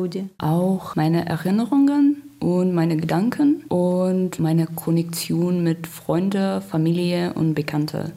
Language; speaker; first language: German; non-native, learner; Russian